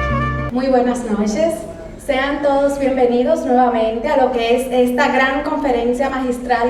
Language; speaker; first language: Spanish; native; Spanish